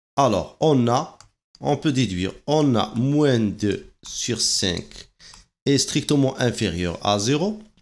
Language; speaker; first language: French; non-native, local second language; Arabic